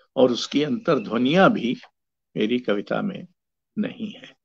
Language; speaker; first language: Hindi; native; Hindi